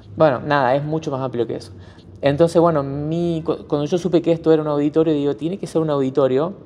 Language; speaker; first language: Spanish; native; Spanish